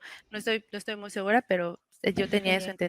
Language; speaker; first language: Spanish; native; Spanish